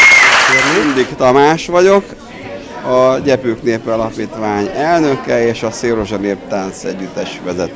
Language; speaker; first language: Hungarian; native; Hungarian